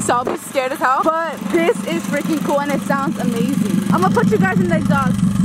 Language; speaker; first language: English; early bilingual, other home language; Spanish